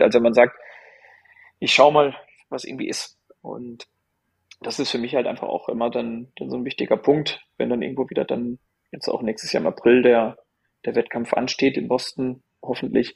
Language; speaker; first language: German; native; German